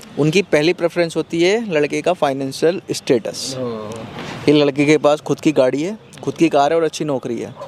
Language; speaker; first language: Hindi; native; Hindi